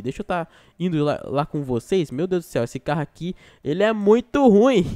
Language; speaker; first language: Portuguese; native; Portuguese